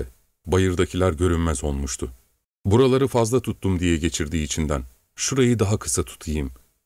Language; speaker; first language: Turkish; native; Turkish